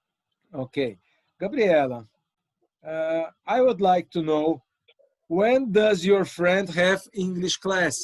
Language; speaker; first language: English; non-native, local second language; Portuguese